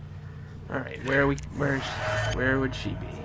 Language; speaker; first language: English; native; English